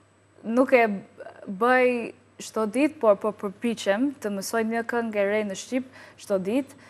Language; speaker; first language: Albanian; non-native, learner; English